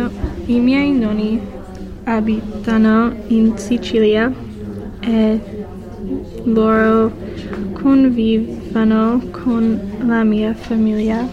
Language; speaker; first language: Italian; non-native, learner; English